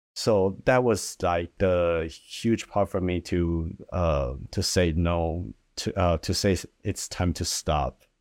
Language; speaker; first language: English; early bilingual, other home language; Chinese